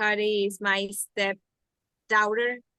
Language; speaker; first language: English; non-native, learner; Spanish